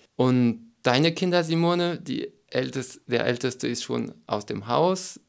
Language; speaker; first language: German; non-native, fluent; French